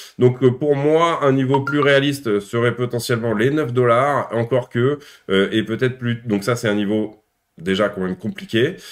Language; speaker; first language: French; native; French